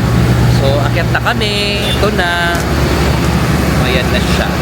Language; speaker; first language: Filipino; non-native, local second language; Waray